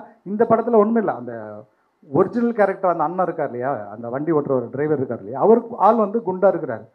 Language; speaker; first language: Tamil; native; Tamil